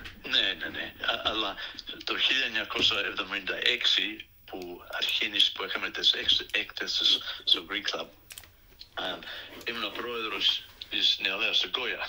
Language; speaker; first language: Greek; early bilingual, heritage; Greek